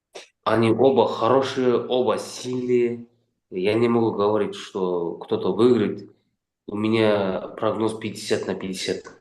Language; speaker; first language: Russian; non-native, local second language; Kazakh